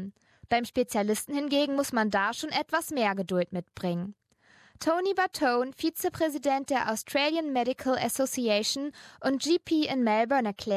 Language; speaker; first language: German; native; German